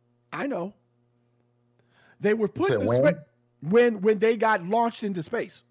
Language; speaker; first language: English; native; English